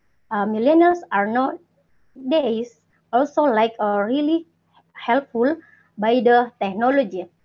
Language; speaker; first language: English; non-native, learner; Indonesian